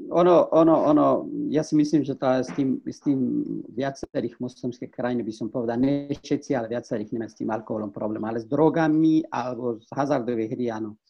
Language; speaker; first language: Slovak; non-native, fluent; Persian